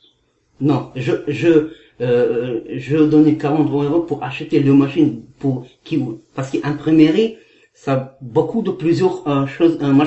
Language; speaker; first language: French; non-native, learner; Kazakh